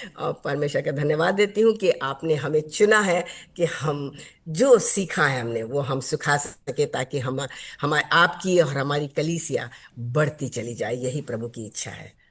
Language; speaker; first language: Hindi; native; Hindi